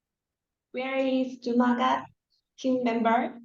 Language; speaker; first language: English; non-native, learner; Korean